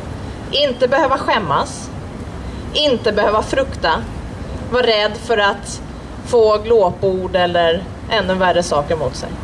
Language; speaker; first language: Swedish; native; Swedish